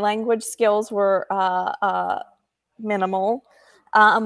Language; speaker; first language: English; native; English